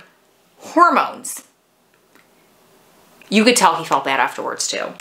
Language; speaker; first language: English; native; English